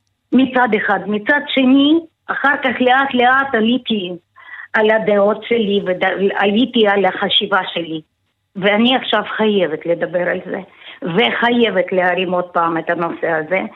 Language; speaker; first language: Hebrew; non-native, fluent; Russian